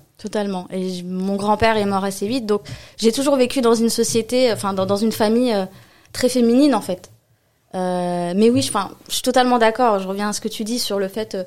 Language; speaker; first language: French; early bilingual, other home language; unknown